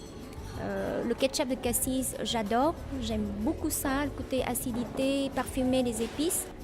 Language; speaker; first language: French; non-native, fluent; Vietnamese